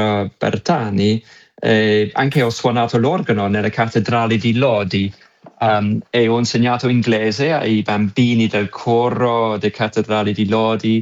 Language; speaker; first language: Italian; non-native, fluent; English